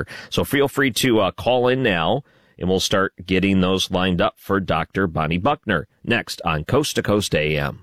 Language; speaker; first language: English; native; English